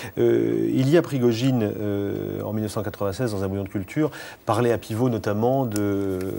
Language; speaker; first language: French; native; French